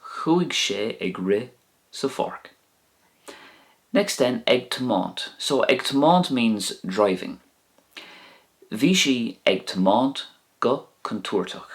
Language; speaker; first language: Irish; non-native, local second language; English